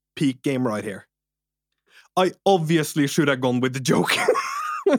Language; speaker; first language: English; non-native, fluent; Norwegian